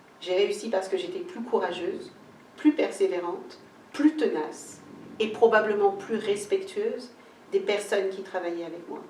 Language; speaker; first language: French; early bilingual, other home language; Kabuverdianu